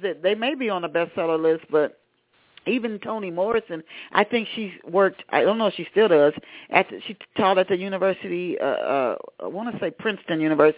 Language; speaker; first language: English; native; English